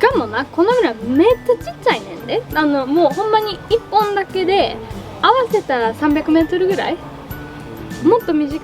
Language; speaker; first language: Japanese; early bilingual, other home language; English